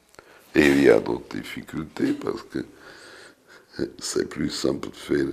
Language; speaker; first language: French; non-native, fluent; Portuguese